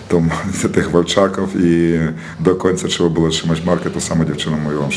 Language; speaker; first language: Polish; non-native, fluent; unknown